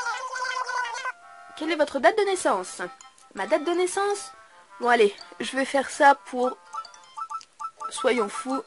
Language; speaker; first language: French; native; French